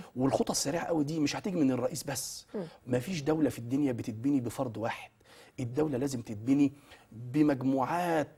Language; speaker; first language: Arabic; native; Arabic